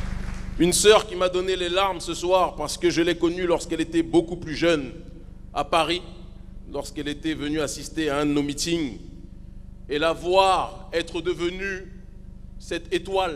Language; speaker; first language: French; native; French